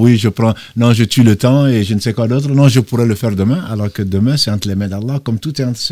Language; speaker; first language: French; native; French